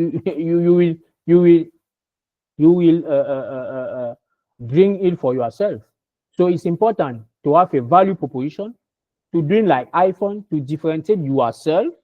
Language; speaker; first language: English; non-native, learner; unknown